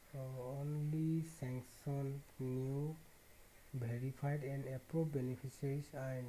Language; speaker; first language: English; non-native, local second language; Assamese